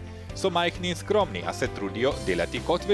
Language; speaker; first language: Slovenian; native; Slovenian